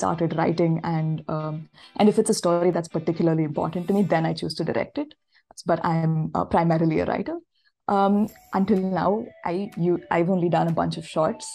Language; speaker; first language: English; non-native, local second language; Tamil